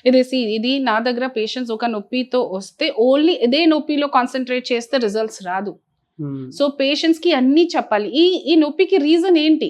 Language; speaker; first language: Telugu; non-native, local second language; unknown